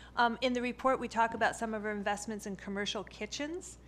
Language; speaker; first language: English; native; English